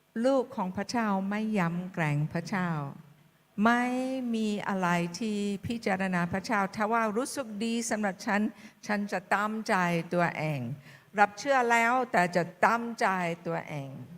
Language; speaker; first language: Thai; non-native, fluent; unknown